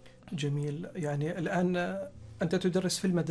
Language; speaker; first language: Arabic; native; Arabic